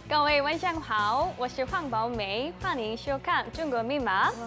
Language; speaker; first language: Chinese; non-native, learner; Korean